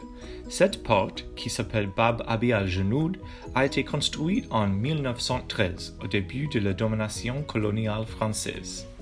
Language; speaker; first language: French; non-native, learner; English